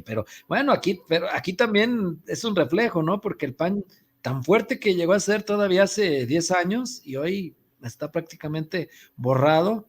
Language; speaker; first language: Spanish; native; Spanish